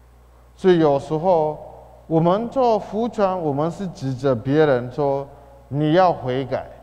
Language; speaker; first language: Chinese; non-native, fluent; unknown